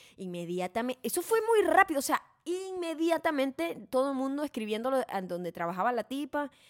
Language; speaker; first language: Spanish; native; Spanish